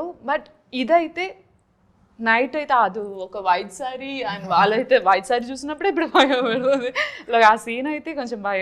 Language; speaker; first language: Telugu; non-native, learner; Malayalam